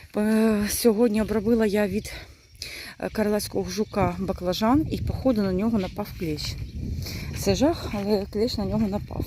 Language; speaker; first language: Ukrainian; non-native, local second language; Russian